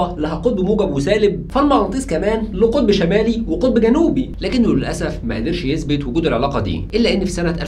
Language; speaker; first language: Arabic; native; Arabic